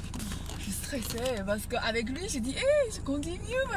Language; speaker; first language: French; non-native, learner; Chinese